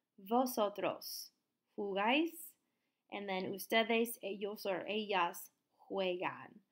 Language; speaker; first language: Spanish; non-native, fluent; English